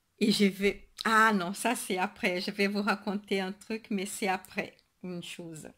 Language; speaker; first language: French; non-native, fluent; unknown